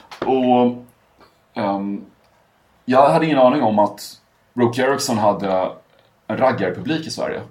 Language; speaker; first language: Swedish; native; Swedish